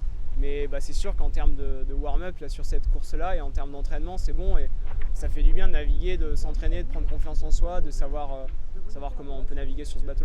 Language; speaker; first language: French; native; French